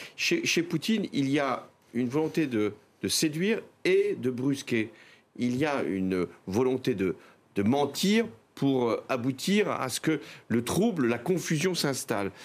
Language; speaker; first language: French; native; French